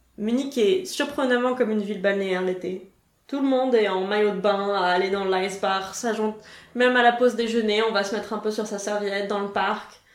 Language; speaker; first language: French; native; French